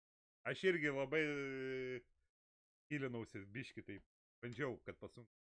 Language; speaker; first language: Lithuanian; native; Lithuanian